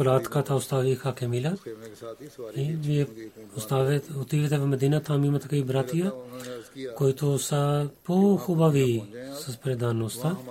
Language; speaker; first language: Bulgarian; non-native, learner; Urdu